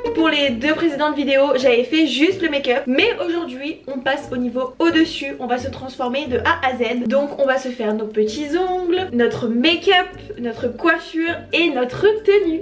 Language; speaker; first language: French; native; French